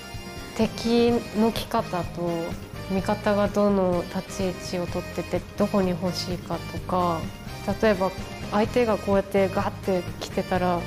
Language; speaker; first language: Japanese; native; Japanese